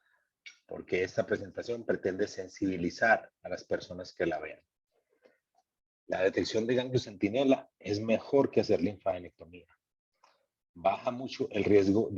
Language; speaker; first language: Spanish; native; Spanish